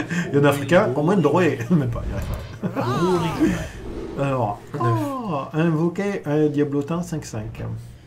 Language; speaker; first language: French; native; French